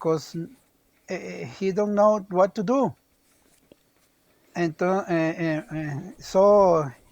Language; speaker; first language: English; non-native, learner; Spanish